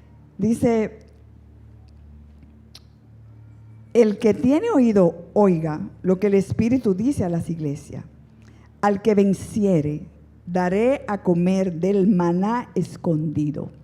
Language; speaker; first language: Spanish; native; Spanish